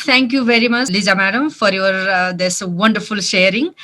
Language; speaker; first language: English; non-native, local second language; Nepali